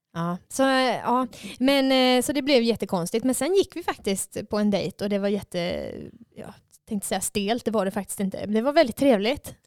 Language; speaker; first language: Swedish; native; Swedish